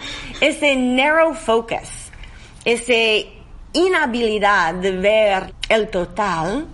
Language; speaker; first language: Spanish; non-native, learner; English